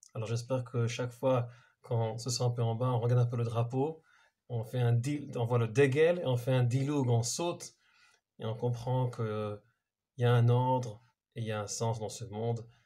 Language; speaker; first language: French; non-native, fluent; Hebrew